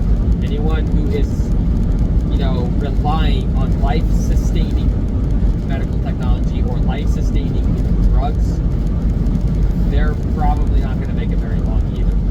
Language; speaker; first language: English; native; English